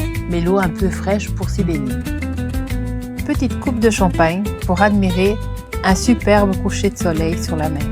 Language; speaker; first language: French; native; French